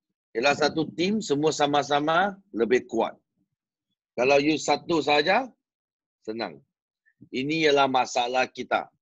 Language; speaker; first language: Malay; non-native, local second language; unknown